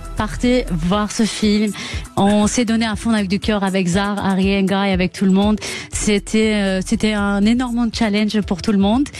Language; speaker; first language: French; non-native, fluent; Persian